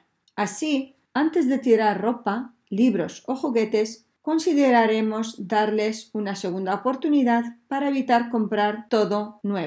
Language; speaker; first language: Spanish; native; Spanish